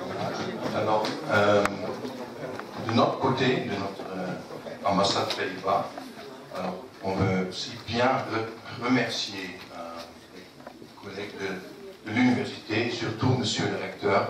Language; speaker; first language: French; non-native, fluent; Dutch